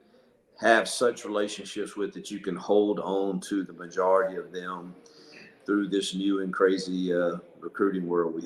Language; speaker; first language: English; native; English